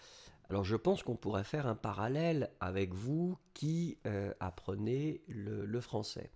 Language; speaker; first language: French; native; French